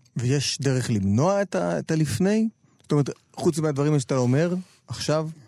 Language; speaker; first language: Hebrew; native; Hebrew